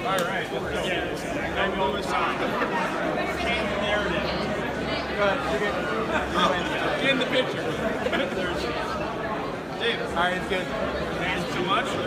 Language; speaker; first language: English; native; English